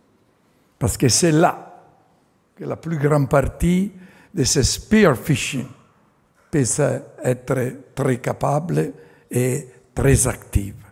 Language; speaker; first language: French; non-native, fluent; Italian